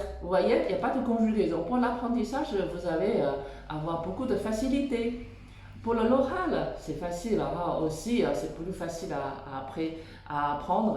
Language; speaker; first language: French; non-native, fluent; Chinese